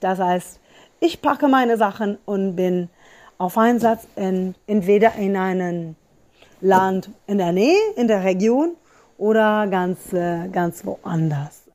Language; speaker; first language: German; non-native, fluent; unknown